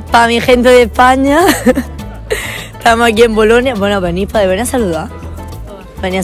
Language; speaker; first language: Spanish; native; Spanish